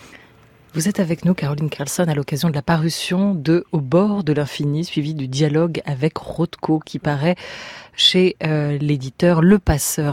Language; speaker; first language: French; native; French